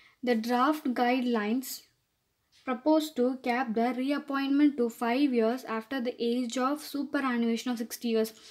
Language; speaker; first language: English; non-native, local second language; Tamil